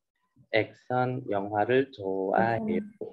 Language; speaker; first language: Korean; non-native, fluent; Vietnamese